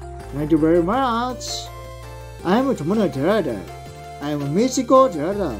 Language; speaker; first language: English; non-native, learner; Japanese